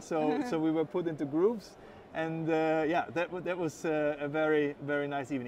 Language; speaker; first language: English; non-native, fluent; German